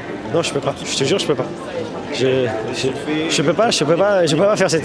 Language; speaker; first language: French; native; French